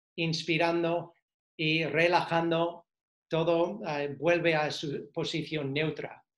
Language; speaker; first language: Spanish; non-native, fluent; English